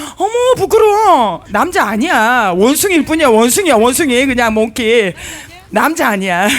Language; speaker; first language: Korean; native; Korean